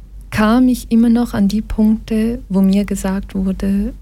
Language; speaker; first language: German; early bilingual, other home language; Portuguese